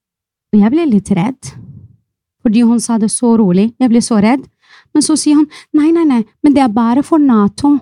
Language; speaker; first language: Norwegian; non-native, fluent; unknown